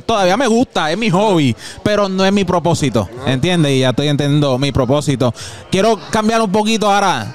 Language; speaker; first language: Spanish; early bilingual, heritage; Spanish